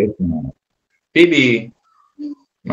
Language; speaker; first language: Indonesian; non-native, fluent; English